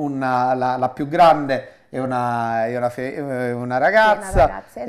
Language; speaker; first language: Italian; native; Italian